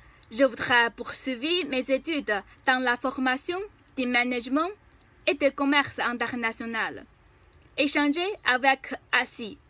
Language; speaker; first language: French; non-native, fluent; Chinese